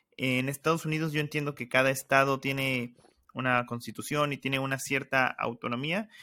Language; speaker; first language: Spanish; native; Spanish